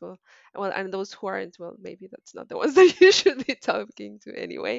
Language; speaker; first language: English; non-native, fluent; Spanish